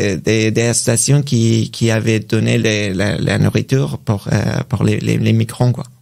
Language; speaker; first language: French; non-native, learner; Persian